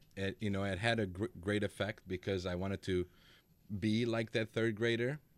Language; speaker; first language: English; early bilingual, other home language; Macedonian